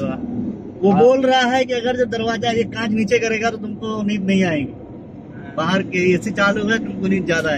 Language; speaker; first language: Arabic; non-native, learner; Urdu